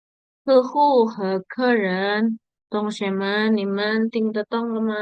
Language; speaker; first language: Chinese; non-native, fluent; Indonesian